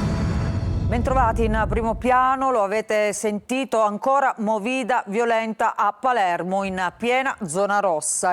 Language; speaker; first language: Italian; native; Italian